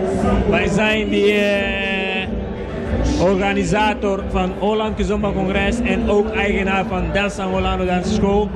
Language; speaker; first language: Dutch; non-native, fluent; Portuguese